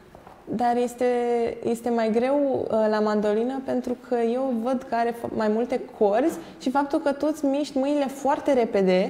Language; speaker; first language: Romanian; native; Romanian